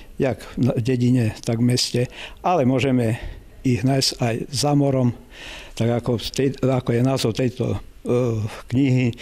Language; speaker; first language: Slovak; non-native, local second language; Ukrainian